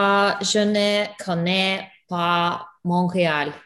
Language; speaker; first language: French; non-native, learner; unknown